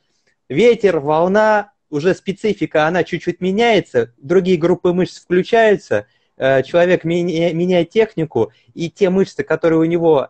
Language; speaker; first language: Russian; native; Russian